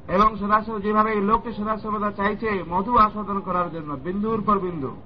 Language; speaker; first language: Bangla; non-native, fluent; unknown